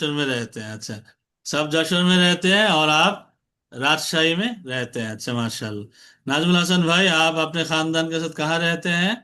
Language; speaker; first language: Hindi; non-native, fluent; Bangla